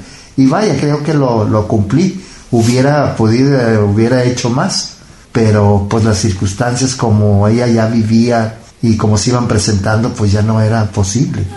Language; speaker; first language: Spanish; native; Spanish